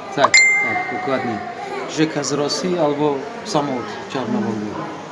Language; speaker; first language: Polish; non-native, fluent; Turkish